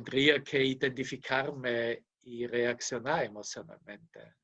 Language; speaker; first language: Spanish; non-native, fluent; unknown